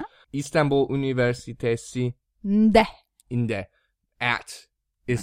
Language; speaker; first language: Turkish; non-native, learner; English